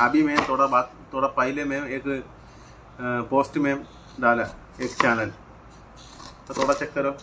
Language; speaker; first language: Hindi; non-native, local second language; Malayalam